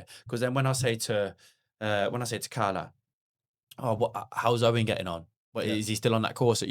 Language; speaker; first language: English; native; English